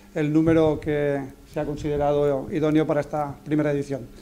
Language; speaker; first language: Spanish; non-native, local second language; Catalan